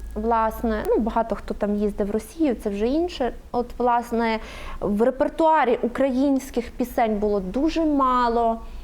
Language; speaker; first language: Ukrainian; native; Ukrainian